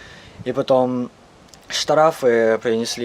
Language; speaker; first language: Russian; non-native, learner; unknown